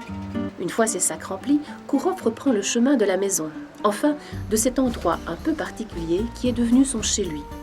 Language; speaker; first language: French; native; French